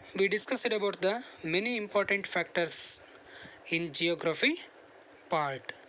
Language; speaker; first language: English; non-native, local second language; Kannada